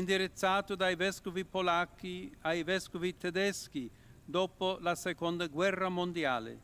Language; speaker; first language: Italian; non-native, fluent; English